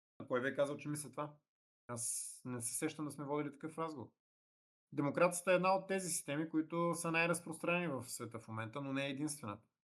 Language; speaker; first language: Bulgarian; native; Bulgarian